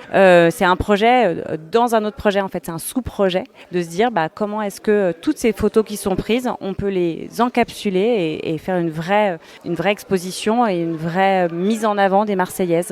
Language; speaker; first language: French; native; French